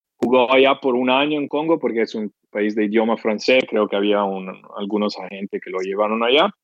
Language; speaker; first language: Spanish; non-native, fluent; English